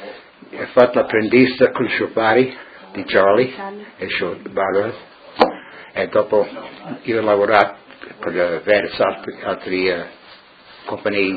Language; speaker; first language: Italian; early bilingual, heritage; Friulian